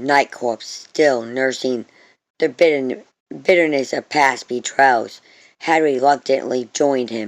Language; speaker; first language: English; native; English